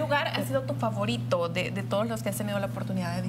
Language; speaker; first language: Spanish; native; Spanish